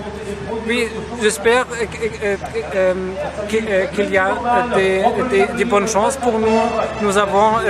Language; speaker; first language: French; non-native, learner; German